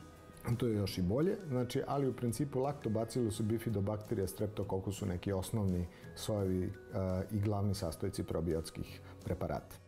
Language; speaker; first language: Serbian; native; Serbian